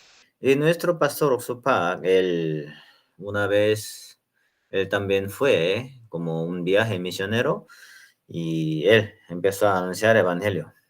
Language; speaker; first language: Spanish; non-native, learner; Korean